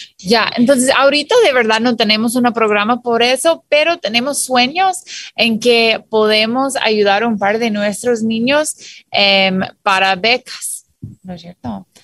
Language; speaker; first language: Spanish; non-native, fluent; English